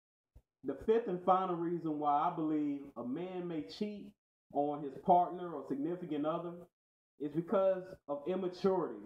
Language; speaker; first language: English; native; English